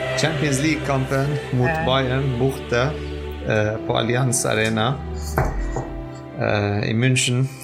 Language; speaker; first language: Norwegian; non-native, fluent; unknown